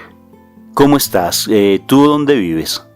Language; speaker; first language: Spanish; native; Spanish